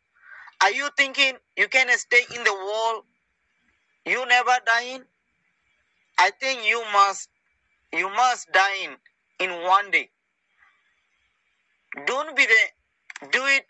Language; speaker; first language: English; non-native, learner; Rohingya